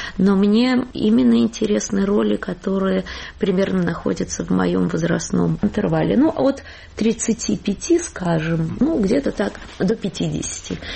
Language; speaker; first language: Russian; native; Russian